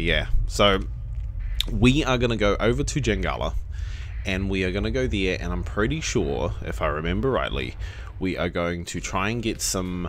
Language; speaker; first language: English; native; English